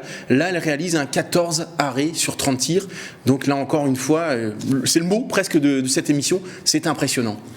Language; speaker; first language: French; native; French